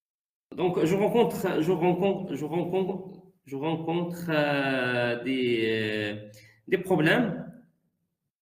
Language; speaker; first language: French; non-native, learner; Arabic